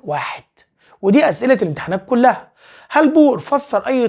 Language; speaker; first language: Arabic; native; Arabic